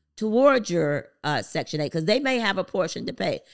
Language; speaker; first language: English; native; English